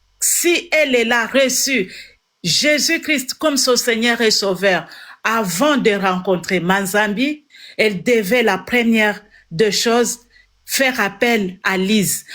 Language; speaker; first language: French; non-native, local second language; Lingala